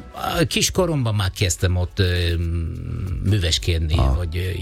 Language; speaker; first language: Hungarian; non-native, learner; Italian